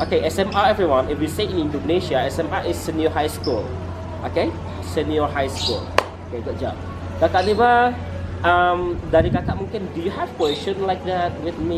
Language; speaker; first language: English; non-native, fluent; Indonesian